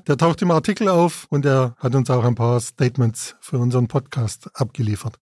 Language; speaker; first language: German; native; German